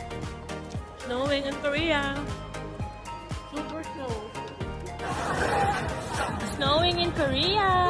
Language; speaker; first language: English; non-native, local second language; Filipino